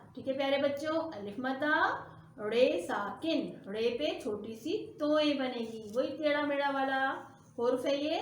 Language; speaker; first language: Hindi; non-native, local second language; Punjabi